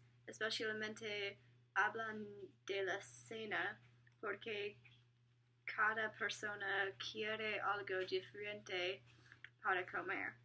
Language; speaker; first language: Spanish; non-native, learner; English